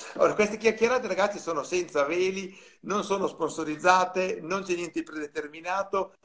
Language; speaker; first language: Italian; native; Italian